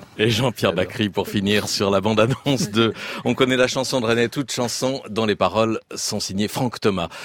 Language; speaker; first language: French; native; French